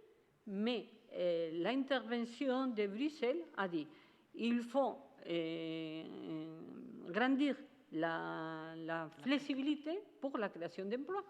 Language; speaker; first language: French; non-native, fluent; Spanish